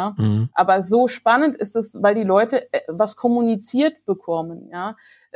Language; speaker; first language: German; native; German